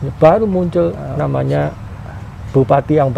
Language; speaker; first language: Indonesian; native; Indonesian